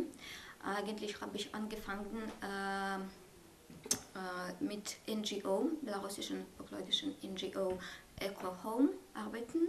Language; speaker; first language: German; non-native, fluent; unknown